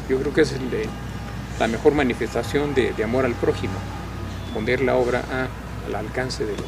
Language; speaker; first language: Spanish; native; Spanish